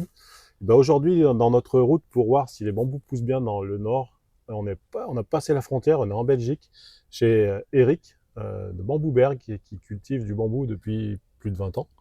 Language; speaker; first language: French; native; French